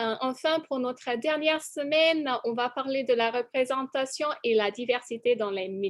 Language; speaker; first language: French; non-native, fluent; English